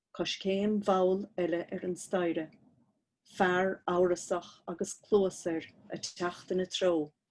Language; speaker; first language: Irish; native; Irish